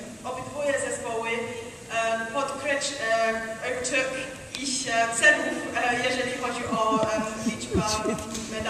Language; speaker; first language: Polish; non-native, learner; English